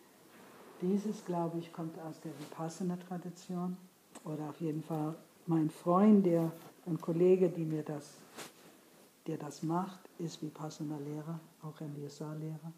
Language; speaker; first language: German; non-native, fluent; English